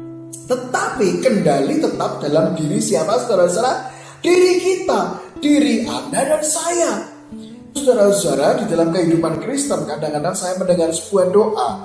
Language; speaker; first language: Indonesian; native; Indonesian